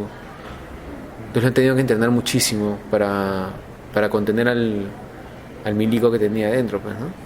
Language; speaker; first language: Spanish; native; Spanish